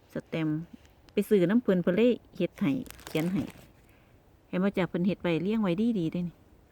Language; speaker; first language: Thai; native; Thai